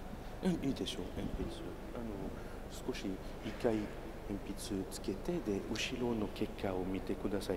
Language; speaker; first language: Japanese; non-native, fluent; French